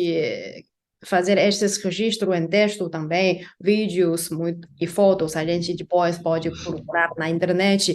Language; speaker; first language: Portuguese; non-native, fluent; Chinese